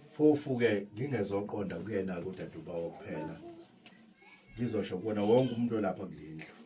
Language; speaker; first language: Zulu; non-native, local second language; Xhosa